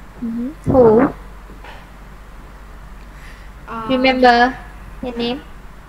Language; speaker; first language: English; non-native, fluent; Vietnamese